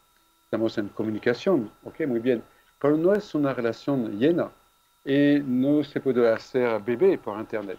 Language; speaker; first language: Spanish; non-native, fluent; French